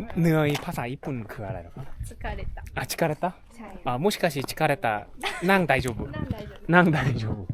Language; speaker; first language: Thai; non-native, fluent; Korean